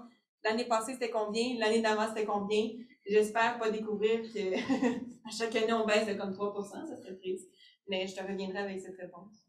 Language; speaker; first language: French; native; French